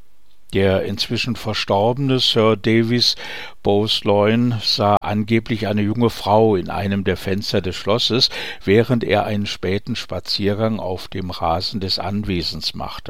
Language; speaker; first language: German; native; German